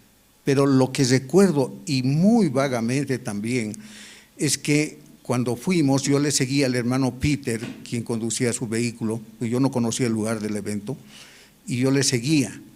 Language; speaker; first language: Spanish; native; Spanish